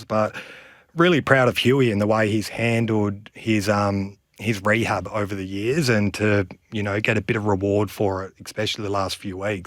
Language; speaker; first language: English; native; English